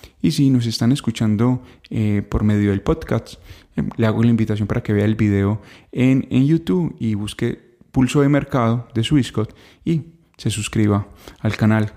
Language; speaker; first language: Spanish; native; Spanish